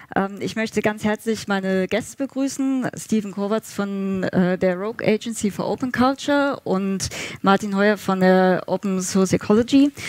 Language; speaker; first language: German; native; German